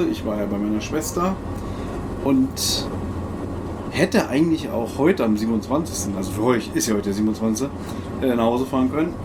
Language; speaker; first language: German; native; German